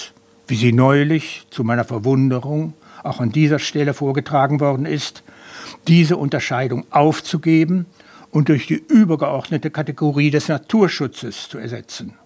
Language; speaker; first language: German; native; German